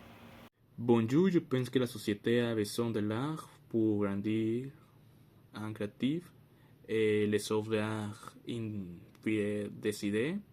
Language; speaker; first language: French; non-native, learner; Spanish